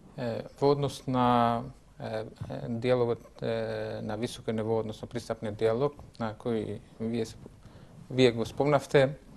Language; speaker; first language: Macedonian; non-native, local second language; Albanian